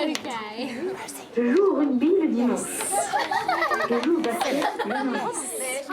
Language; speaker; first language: French; non-native, learner; English